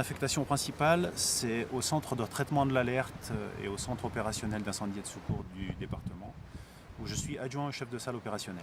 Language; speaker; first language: French; native; French